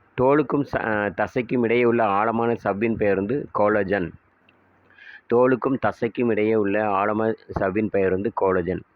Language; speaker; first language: Tamil; native; Tamil